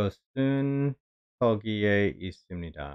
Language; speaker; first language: Korean; non-native, learner; English